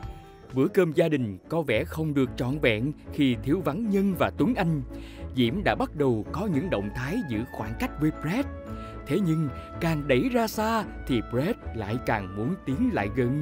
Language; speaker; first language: Vietnamese; native; Vietnamese